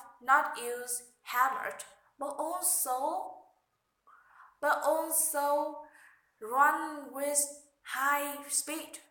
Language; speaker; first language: English; non-native, learner; Vietnamese